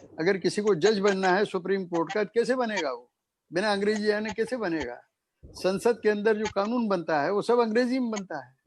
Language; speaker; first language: Hindi; native; Hindi